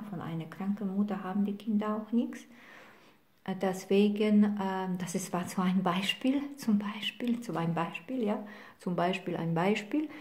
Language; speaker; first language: German; non-native, fluent; Polish